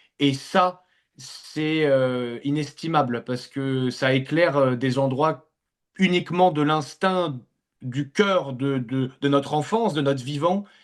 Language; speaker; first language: French; native; French